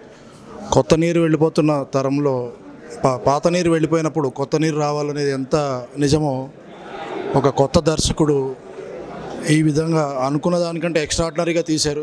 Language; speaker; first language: Telugu; native; Telugu